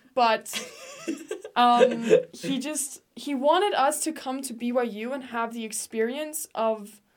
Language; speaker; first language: English; non-native, fluent; Danish